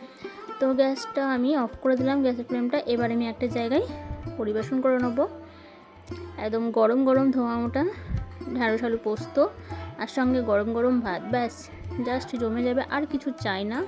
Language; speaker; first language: Bangla; native; Bangla